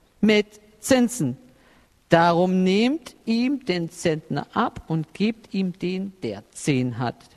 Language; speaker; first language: German; native; German